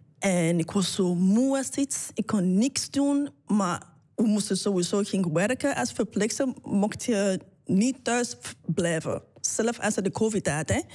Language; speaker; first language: Dutch; non-native, fluent; English